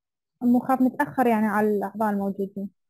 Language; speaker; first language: Arabic; native; Arabic